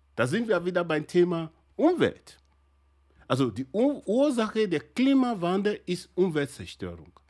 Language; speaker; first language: German; non-native, fluent; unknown